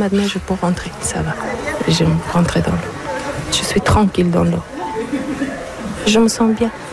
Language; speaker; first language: French; non-native, learner; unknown